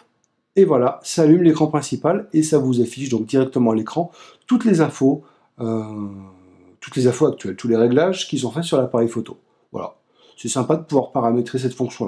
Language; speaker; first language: French; native; French